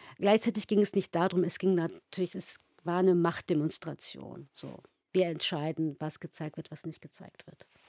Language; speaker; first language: German; early bilingual, other home language; Turkish